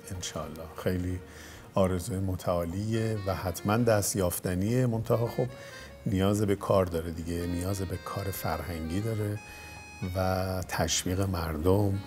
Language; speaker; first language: Persian; native; Persian